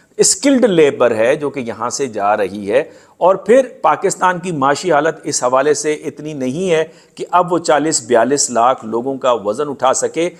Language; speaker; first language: Urdu; non-native, local second language; Sindhi